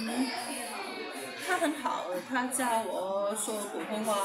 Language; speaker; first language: Chinese; non-native, local second language; Cantonese